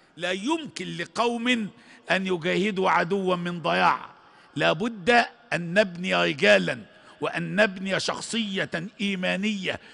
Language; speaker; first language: Arabic; native; Arabic